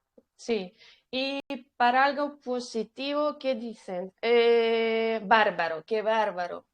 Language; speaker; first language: Spanish; non-native, fluent; Russian